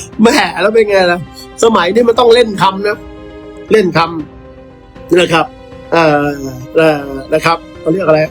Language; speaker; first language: Thai; native; Thai